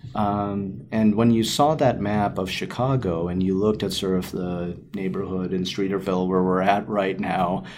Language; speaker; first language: English; native; English